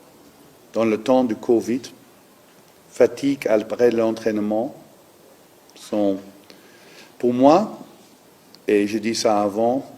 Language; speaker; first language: French; non-native, learner; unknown